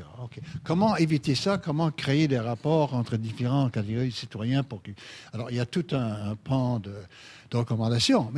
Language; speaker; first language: French; native; French